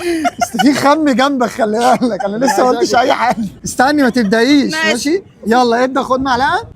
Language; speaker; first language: Arabic; native; Arabic